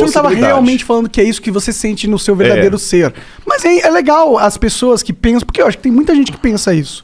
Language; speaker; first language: Portuguese; native; Portuguese